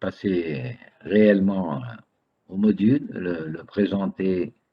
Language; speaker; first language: French; non-native, local second language; Arabic